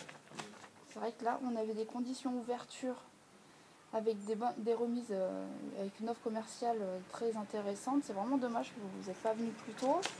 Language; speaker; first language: French; native; French